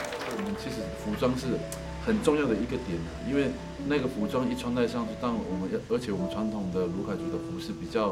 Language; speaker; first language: Chinese; native; Chinese